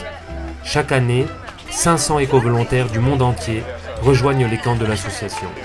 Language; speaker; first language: French; native; French